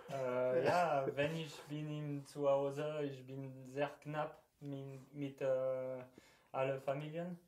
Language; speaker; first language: German; non-native, learner; French